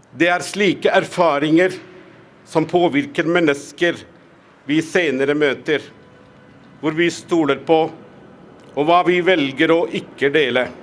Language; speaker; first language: Norwegian; non-native, fluent; Tamil